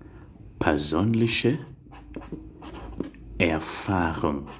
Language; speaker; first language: German; non-native, fluent; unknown